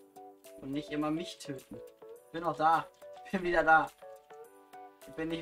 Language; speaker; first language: German; native; German